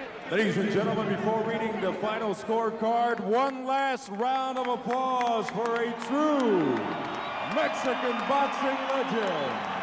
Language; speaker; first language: English; native; English